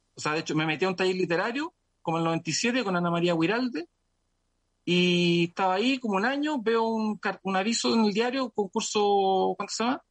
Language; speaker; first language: Spanish; native; Spanish